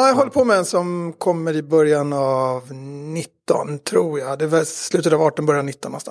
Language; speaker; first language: Swedish; native; Swedish